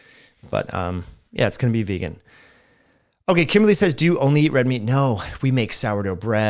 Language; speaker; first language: English; native; English